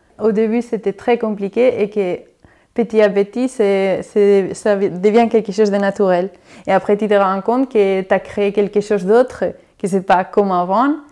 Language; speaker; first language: French; non-native, fluent; Spanish